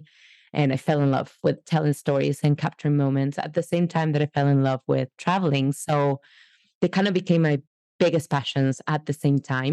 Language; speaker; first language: English; non-native, fluent; Spanish